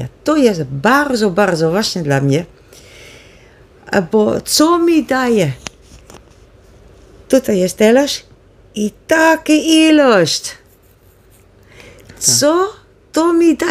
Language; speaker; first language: Polish; non-native, learner; Dutch